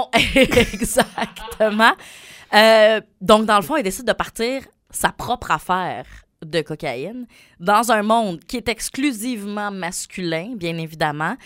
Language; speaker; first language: French; native; French